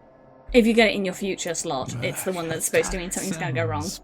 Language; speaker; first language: English; native; English